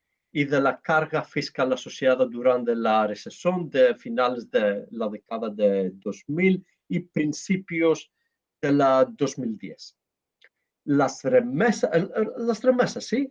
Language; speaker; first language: Spanish; non-native, learner; Greek